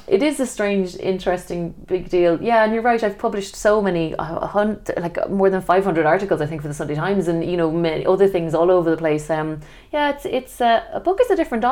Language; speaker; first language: English; native; English